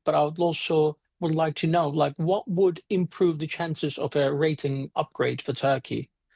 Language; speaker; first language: English; non-native, fluent; Turkish